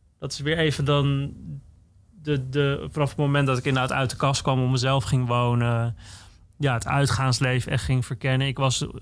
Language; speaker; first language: Dutch; native; Dutch